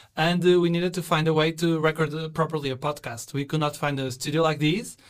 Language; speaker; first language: English; non-native, fluent; Portuguese